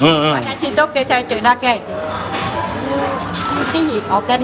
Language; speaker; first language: Japanese; non-native, learner; Vietnamese